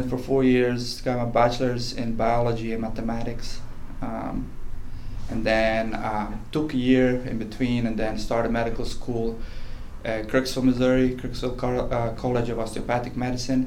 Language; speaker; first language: English; non-native, fluent; Bosnian